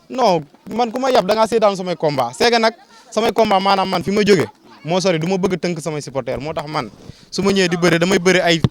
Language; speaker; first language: Wolof; non-native, local second language; Serer